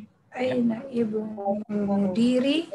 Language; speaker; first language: Arabic; non-native, learner; Indonesian